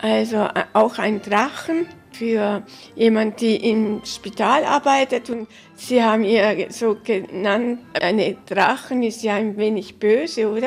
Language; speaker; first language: German; early bilingual, heritage; German